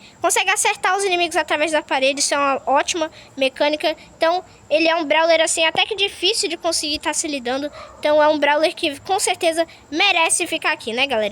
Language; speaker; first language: Portuguese; native; Portuguese